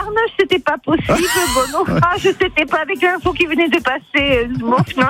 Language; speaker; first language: French; native; French